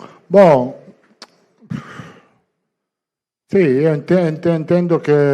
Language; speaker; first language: Portuguese; non-native, learner; Italian